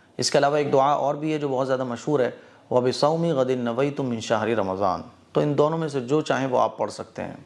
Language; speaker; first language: Urdu; native; Urdu